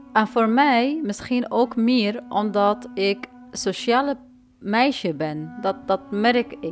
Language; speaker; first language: Dutch; non-native, learner; Arabic